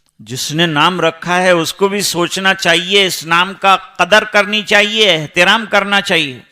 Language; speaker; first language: Urdu; non-native, local second language; Gujarati